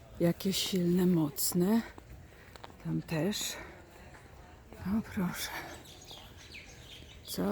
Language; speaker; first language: Polish; native; Polish